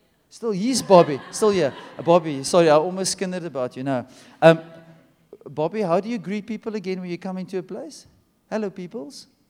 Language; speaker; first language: English; non-native, local second language; Afrikaans